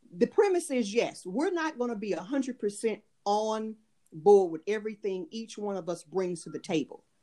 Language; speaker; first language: English; native; English